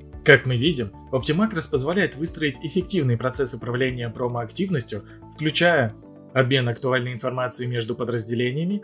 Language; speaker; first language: Russian; native; Russian